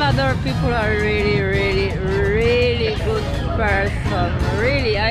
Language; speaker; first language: English; non-native, learner; Polish